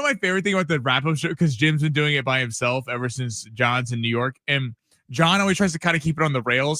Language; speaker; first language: English; native; English